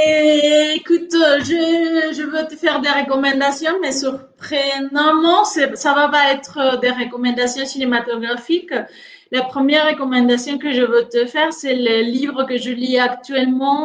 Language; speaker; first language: French; non-native, fluent; Spanish